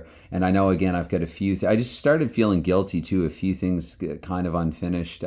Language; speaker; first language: English; native; English